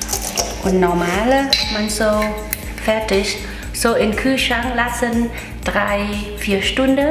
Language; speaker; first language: German; non-native, learner; Vietnamese